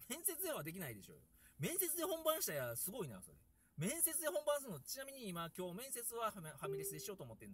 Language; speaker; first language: Japanese; native; Japanese